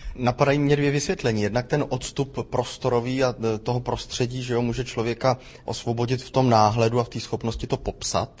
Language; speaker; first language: Czech; native; Czech